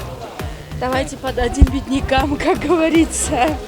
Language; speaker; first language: Russian; non-native, local second language; Tajik